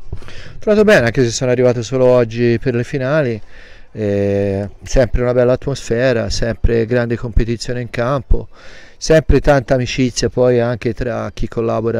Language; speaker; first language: Italian; native; Italian